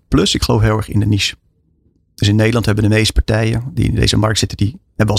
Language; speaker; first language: Dutch; native; Dutch